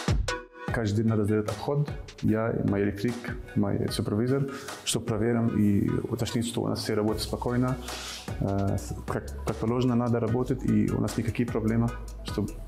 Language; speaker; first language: Russian; non-native, fluent; Arabic